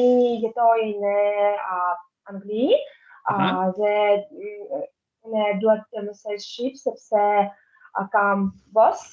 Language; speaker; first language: Albanian; non-native, learner; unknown